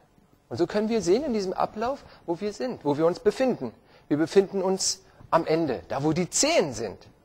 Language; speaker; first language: German; native; German